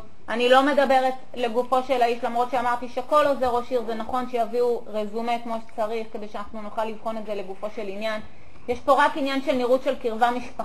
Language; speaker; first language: Hebrew; native; Hebrew